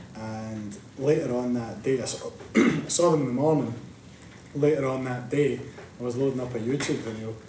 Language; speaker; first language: English; native; English